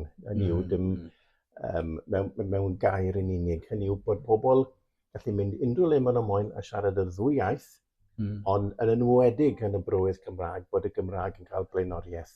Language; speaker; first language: Welsh; native; Welsh